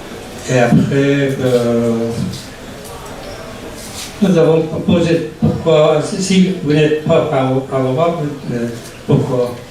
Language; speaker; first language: French; non-native, learner; Persian